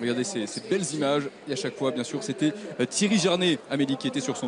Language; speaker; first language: French; native; French